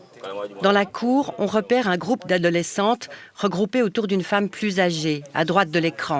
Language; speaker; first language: French; native; French